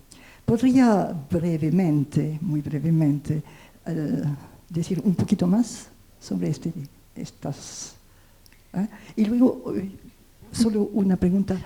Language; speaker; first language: Spanish; non-native, fluent; French